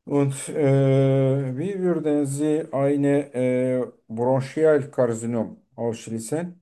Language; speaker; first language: German; non-native, learner; Turkish